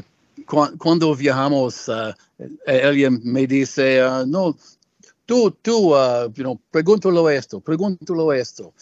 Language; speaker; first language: Spanish; non-native, learner; English